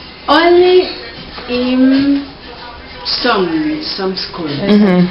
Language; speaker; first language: English; non-native, learner; Spanish